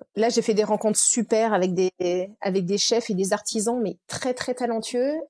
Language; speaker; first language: French; native; French